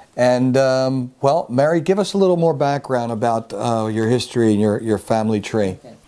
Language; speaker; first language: English; native; English